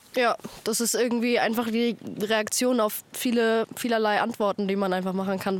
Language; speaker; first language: German; native; German